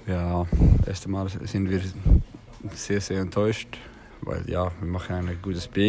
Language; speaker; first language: German; non-native, learner; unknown